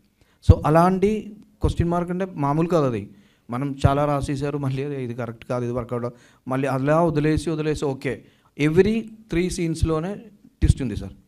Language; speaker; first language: Telugu; non-native, learner; Malayalam